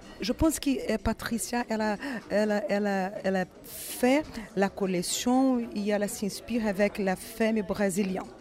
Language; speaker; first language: French; non-native, learner; Portuguese